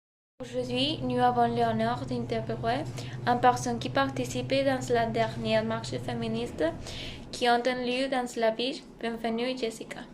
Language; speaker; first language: French; non-native, learner; Spanish